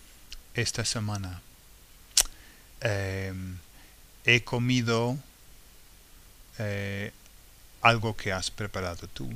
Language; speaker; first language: Spanish; non-native, fluent; English